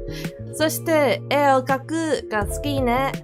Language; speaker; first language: Japanese; non-native, learner; English